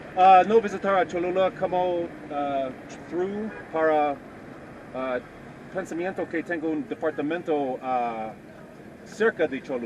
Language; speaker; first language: Spanish; non-native, learner; English